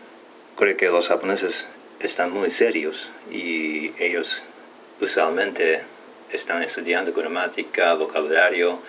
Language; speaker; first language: Spanish; non-native, learner; Japanese